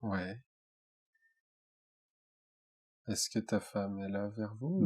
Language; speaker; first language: French; native; French